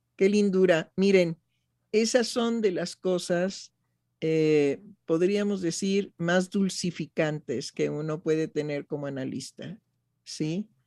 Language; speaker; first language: Spanish; native; Spanish